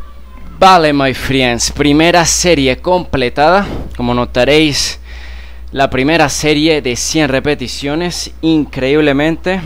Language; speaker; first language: Spanish; native; Spanish